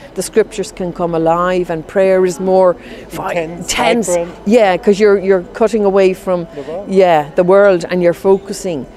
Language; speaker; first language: English; native; English